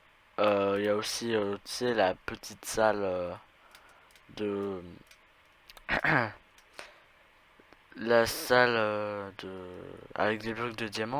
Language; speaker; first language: French; native; French